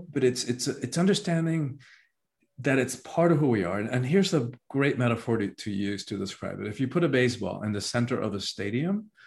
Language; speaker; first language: English; early bilingual, other home language; Spanish